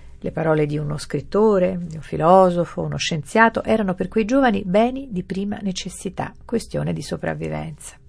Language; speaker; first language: Italian; native; Italian